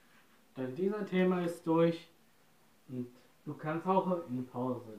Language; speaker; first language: German; non-native, learner; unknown